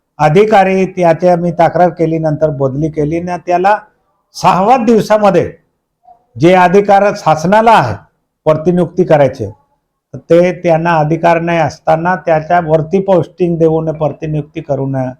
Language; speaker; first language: Marathi; non-native, local second language; Bhili